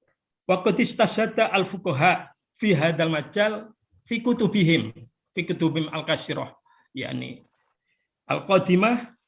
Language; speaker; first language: Arabic; non-native, fluent; Indonesian